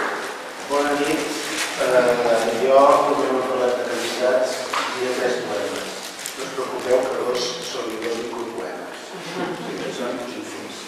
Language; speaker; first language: Catalan; native; Catalan